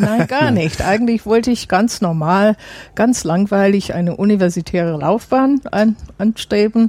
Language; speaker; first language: German; non-native, fluent; English